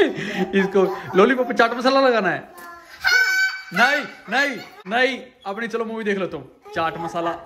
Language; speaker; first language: Hindi; native; Hindi